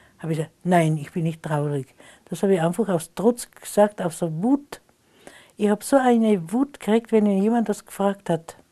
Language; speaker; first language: German; non-native, local second language; Slovenian